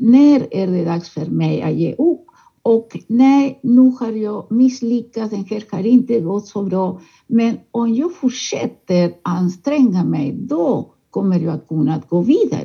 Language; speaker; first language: Swedish; non-native, fluent; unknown